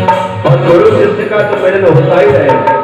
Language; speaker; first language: Hindi; native; Hindi